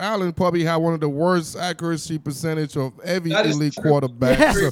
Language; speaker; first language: English; native; English